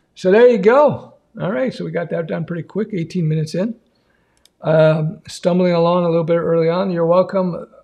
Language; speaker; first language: English; native; English